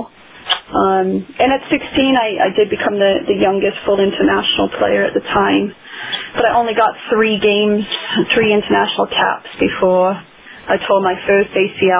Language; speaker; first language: English; native; English